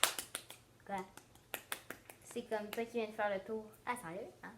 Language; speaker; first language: French; native; French